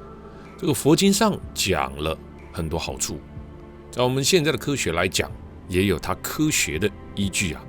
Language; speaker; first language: Chinese; native; Chinese